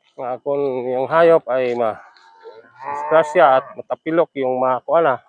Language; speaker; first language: Filipino; non-native, local second language; Hiligaynon